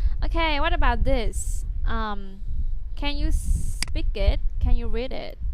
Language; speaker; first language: English; non-native, fluent; Vietnamese